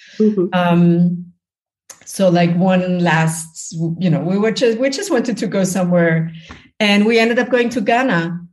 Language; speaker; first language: English; non-native, fluent; German